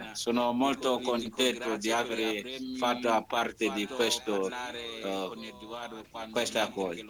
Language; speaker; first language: Italian; non-native, learner; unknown